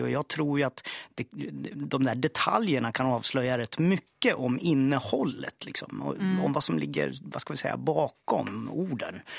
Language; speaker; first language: Swedish; native; Swedish